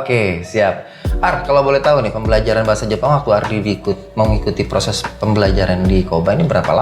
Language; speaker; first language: Indonesian; native; Indonesian